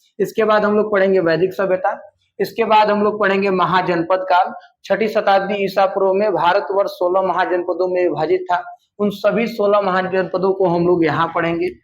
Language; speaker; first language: Hindi; native; Hindi